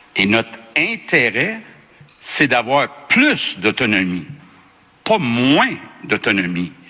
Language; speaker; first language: French; native; French